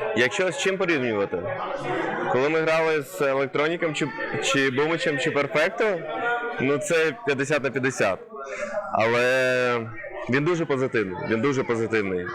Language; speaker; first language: Ukrainian; non-native, local second language; Russian